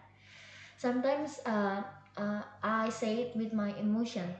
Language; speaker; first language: English; non-native, learner; Indonesian